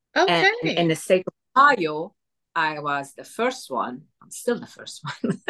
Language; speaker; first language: English; non-native, fluent; Arabic